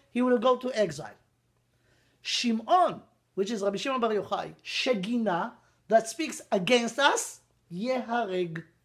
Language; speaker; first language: English; non-native, fluent; Hebrew